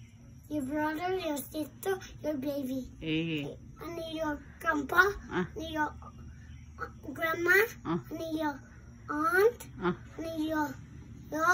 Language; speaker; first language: Nepali; early bilingual, heritage; Nepali